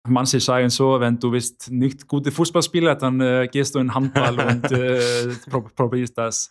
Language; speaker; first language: German; non-native, learner; Icelandic